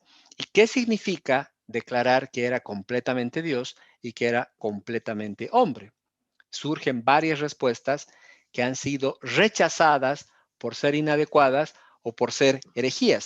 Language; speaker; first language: Spanish; native; Spanish